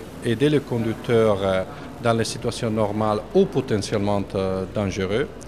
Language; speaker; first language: French; non-native, fluent; Italian